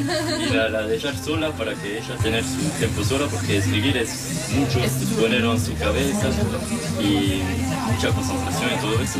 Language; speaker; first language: Spanish; non-native, learner; French